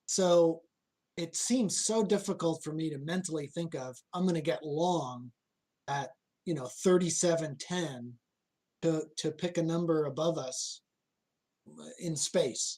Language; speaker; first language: English; native; English